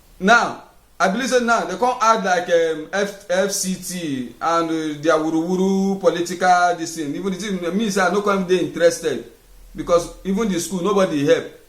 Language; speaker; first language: Nigerian Pidgin; non-native, local second language; Igbo